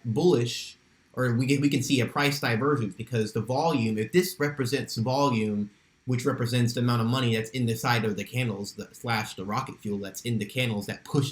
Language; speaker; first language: English; native; English